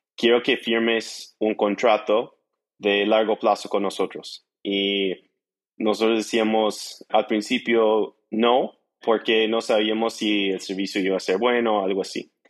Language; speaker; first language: Spanish; non-native, fluent; English